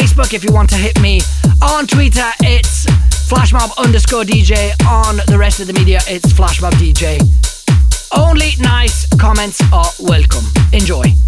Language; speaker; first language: English; non-native, fluent; Italian